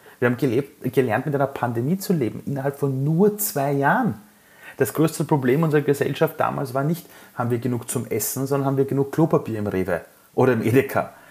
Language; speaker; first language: German; early bilingual, other home language; Persian